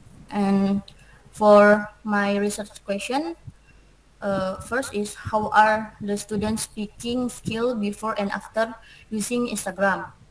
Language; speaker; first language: English; non-native, learner; Indonesian